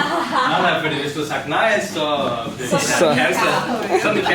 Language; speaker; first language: Danish; early bilingual, other home language; Tamil